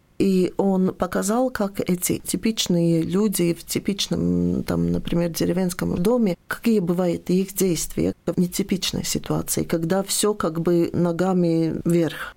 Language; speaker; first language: Russian; non-native, local second language; Latvian